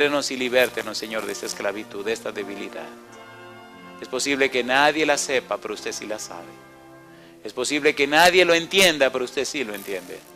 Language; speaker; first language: Spanish; native; Spanish